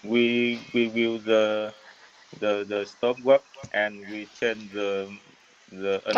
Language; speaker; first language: English; non-native, learner; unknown